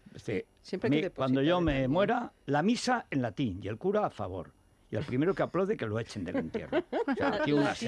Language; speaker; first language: Spanish; native; Spanish